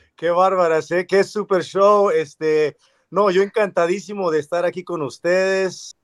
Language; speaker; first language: Spanish; early bilingual, other home language; English